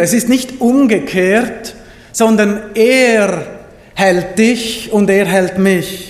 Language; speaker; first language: German; native; German